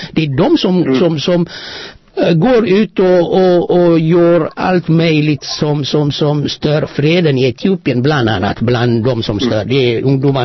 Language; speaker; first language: Swedish; non-native, fluent; Amharic